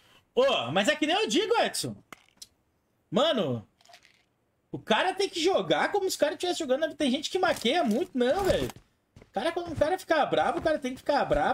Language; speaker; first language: Portuguese; native; Portuguese